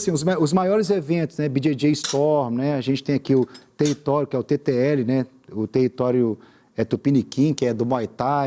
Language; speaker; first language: Portuguese; native; Portuguese